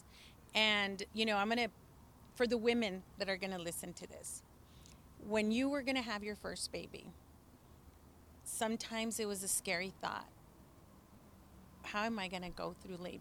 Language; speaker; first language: English; early bilingual, other home language; Spanish